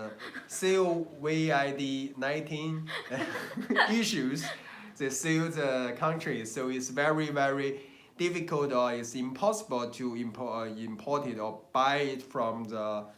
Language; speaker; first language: English; non-native, learner; Chinese